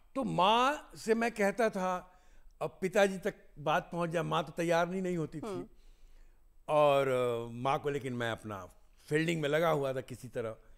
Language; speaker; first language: Hindi; native; Hindi